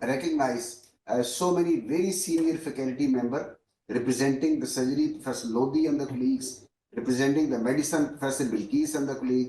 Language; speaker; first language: English; non-native, local second language; Urdu